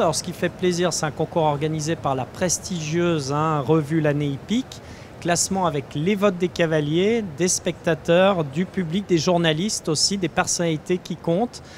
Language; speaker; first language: French; native; French